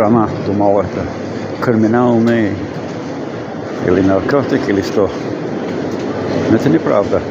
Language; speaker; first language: Russian; non-native, learner; English